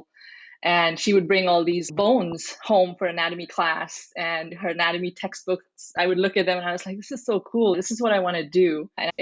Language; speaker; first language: English; non-native, local second language; Hindi